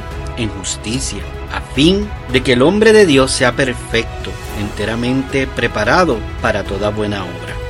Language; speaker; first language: Spanish; native; Spanish